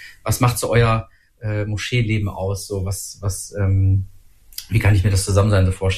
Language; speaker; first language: German; native; German